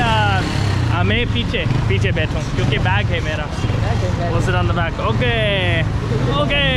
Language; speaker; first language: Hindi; non-native, fluent; English